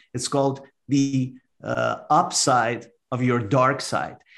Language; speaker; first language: English; non-native, fluent; Persian